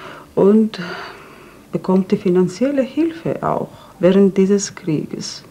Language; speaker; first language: German; non-native, fluent; Georgian